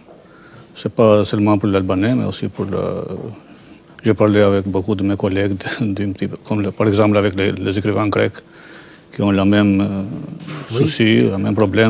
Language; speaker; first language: French; non-native, fluent; Albanian